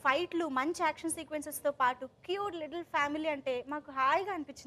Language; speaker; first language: Telugu; native; Telugu